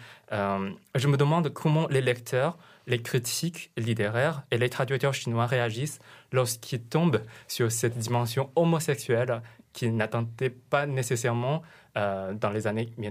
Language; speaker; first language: French; non-native, fluent; Chinese